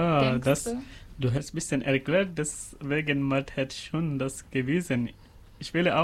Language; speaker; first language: German; non-native, learner; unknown